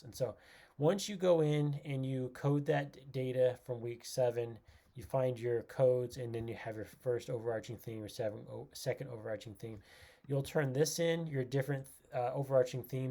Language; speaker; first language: English; native; English